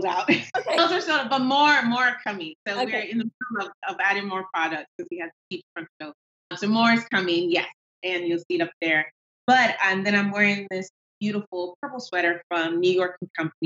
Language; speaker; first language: English; non-native, local second language; Yoruba